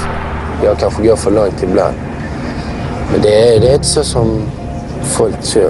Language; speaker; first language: Swedish; early bilingual, other home language; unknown